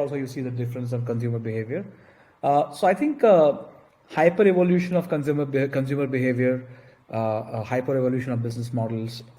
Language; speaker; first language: English; non-native, local second language; Gujarati